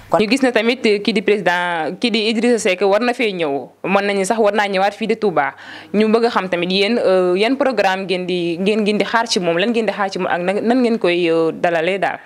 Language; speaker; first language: Wolof; native; Wolof